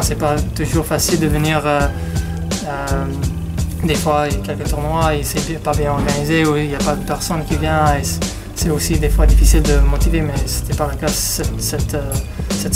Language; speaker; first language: French; non-native, fluent; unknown